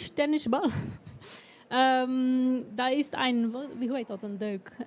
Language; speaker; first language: German; non-native, learner; Dutch